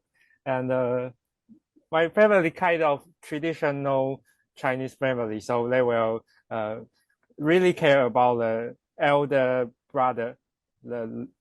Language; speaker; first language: English; non-native, learner; Chinese